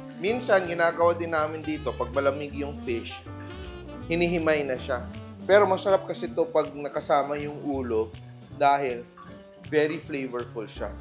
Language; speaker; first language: Filipino; non-native, local second language; Cebuano